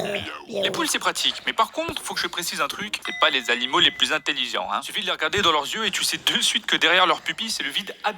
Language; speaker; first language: French; native; French